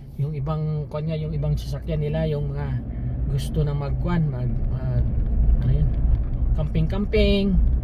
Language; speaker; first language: Filipino; non-native, local second language; Aklanon